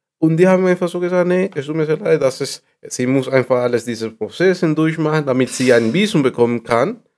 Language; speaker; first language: German; non-native, learner; Spanish